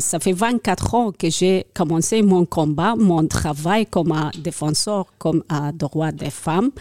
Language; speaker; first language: French; non-native, learner; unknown